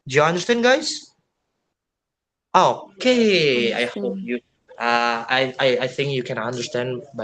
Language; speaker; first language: English; non-native, fluent; Indonesian